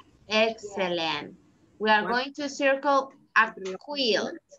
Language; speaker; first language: English; non-native, learner; Spanish